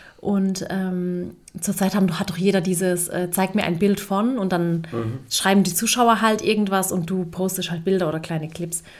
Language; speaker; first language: German; early bilingual, other home language; Turkish